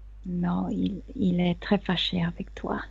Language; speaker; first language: French; non-native, fluent; Spanish